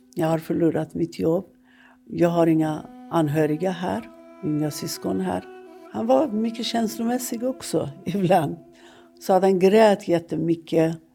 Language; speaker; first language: Swedish; non-native, fluent; Persian